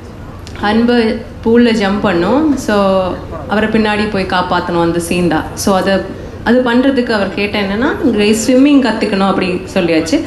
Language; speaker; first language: Tamil; non-native, learner; Malayalam